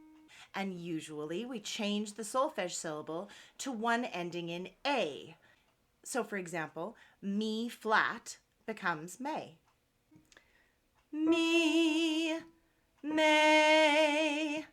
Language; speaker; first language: English; native; English